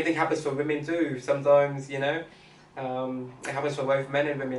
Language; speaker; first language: English; native; English